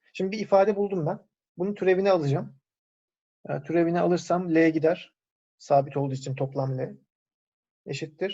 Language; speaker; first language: Turkish; native; Turkish